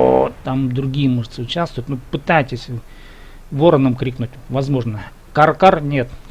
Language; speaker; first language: Russian; native; Russian